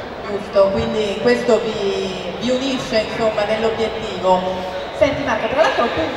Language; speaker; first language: Italian; native; Italian